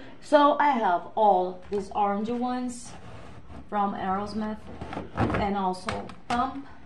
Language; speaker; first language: English; non-native, learner; Portuguese